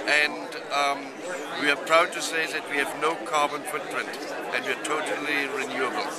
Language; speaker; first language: English; non-native, fluent; German